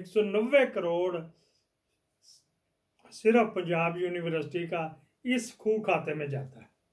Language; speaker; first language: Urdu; non-native, local second language; Punjabi